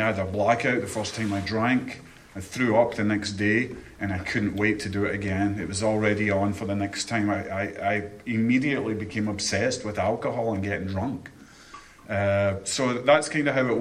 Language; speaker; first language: English; native; English